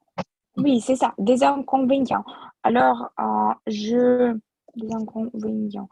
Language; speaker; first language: French; non-native, fluent; Russian